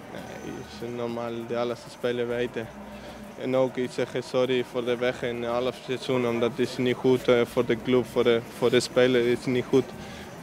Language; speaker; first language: Dutch; non-native, learner; Spanish